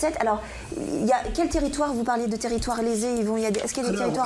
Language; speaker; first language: French; native; French